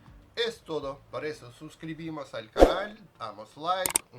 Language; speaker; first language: Spanish; non-native, fluent; Russian